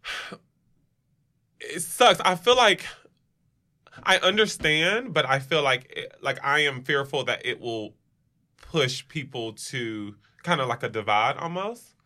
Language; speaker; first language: English; native; English